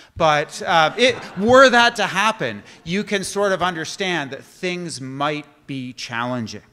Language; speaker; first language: English; native; English